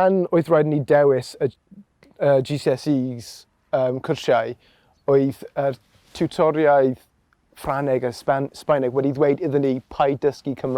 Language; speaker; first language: Welsh; non-native, local second language; English